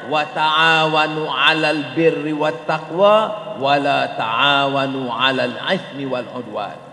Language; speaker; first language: Malay; native; Malay